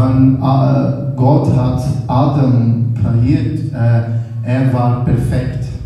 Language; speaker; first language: German; non-native, learner; Portuguese